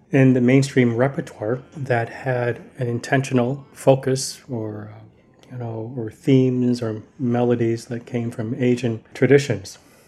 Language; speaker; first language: English; native; English